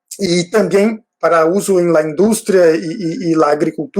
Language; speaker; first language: Spanish; non-native, fluent; Portuguese